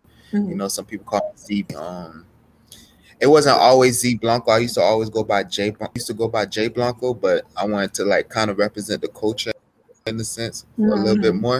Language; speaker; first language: English; native; English